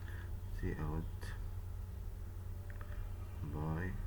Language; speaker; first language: English; non-native, fluent; Arabic